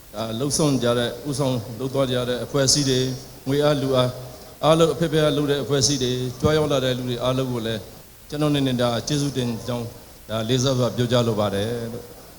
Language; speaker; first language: Burmese; non-native, local second language; Akha